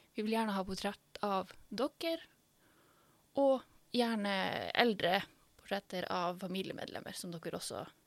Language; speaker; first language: Norwegian; native; Norwegian